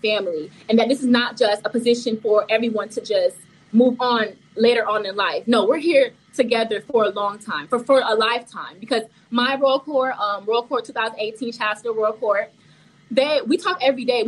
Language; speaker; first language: English; early bilingual, other home language; Haitian Creole